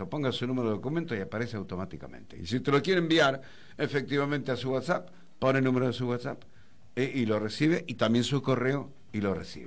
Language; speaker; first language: Spanish; native; Spanish